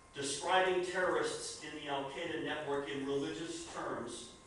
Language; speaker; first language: English; native; English